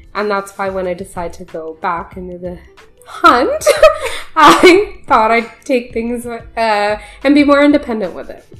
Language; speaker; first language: English; early bilingual, other home language; Urdu